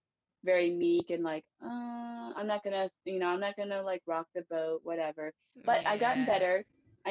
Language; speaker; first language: English; native; English